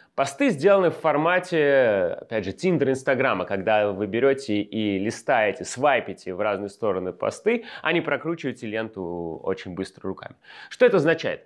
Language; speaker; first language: Russian; native; Russian